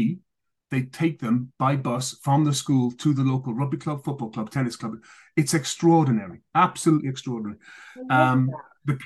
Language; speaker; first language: English; native; English